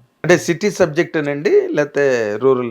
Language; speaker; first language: Telugu; native; Telugu